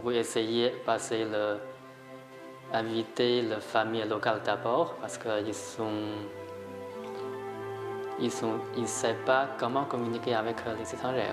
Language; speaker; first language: French; non-native, learner; Chinese